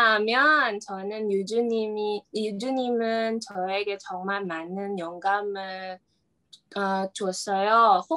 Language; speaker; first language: Korean; non-native, learner; Indonesian